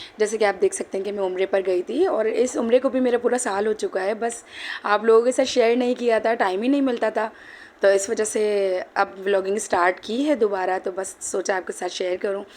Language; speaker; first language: Hindi; native; Hindi